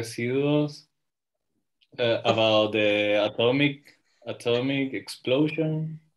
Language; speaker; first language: English; non-native, learner; Spanish